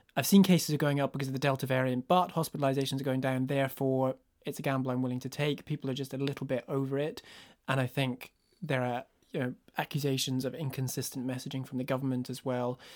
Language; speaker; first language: English; native; English